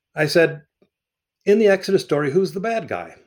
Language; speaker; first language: English; early bilingual, other home language; Arabic